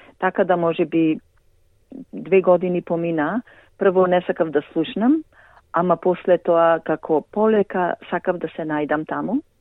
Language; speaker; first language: Macedonian; native; Macedonian